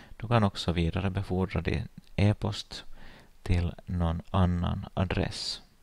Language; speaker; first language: Swedish; native; Swedish